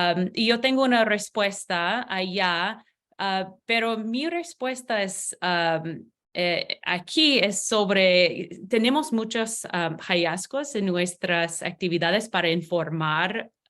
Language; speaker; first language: Spanish; non-native, learner; English